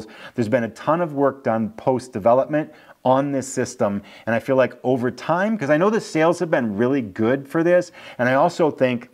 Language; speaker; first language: English; native; English